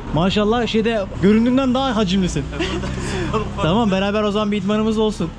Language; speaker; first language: Turkish; native; Turkish